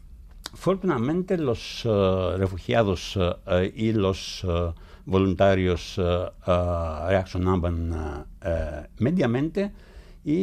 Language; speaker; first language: Spanish; non-native, fluent; Greek